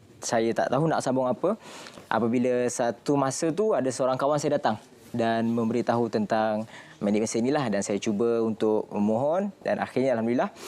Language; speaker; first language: Malay; early bilingual, other home language; Indonesian